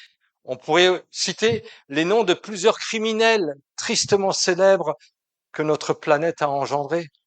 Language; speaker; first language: French; native; French